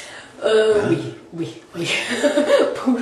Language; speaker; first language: French; non-native, fluent; Italian